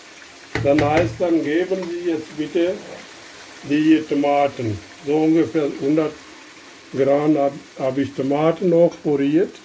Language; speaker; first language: German; non-native, learner; Urdu